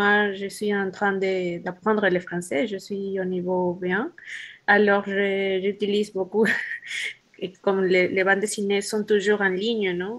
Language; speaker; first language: French; non-native, learner; Spanish